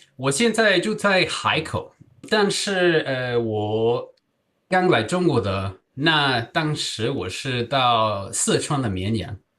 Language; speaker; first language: Chinese; non-native, fluent; Spanish